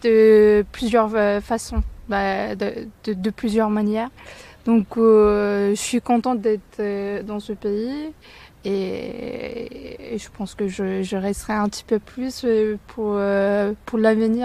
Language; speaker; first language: French; non-native, fluent; Turkish